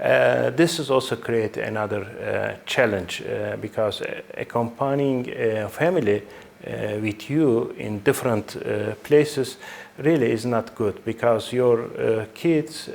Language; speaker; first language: English; non-native, fluent; Turkish